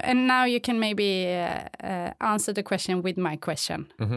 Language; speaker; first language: English; non-native, fluent; Swedish